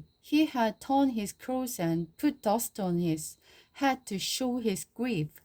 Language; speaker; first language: English; non-native, learner; Korean